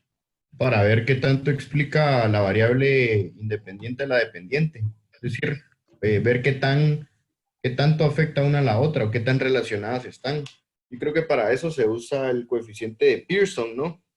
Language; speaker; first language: Spanish; native; Spanish